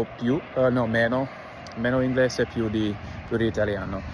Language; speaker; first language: Italian; non-native, learner; English